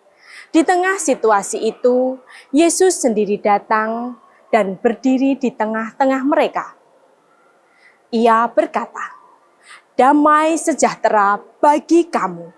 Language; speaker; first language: Indonesian; native; Indonesian